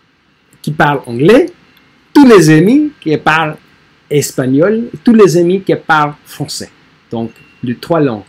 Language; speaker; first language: French; non-native, learner; English